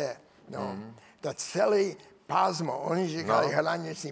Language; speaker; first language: Czech; non-native, learner; English